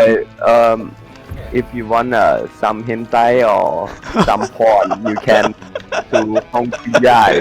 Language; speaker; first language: English; non-native, learner; Thai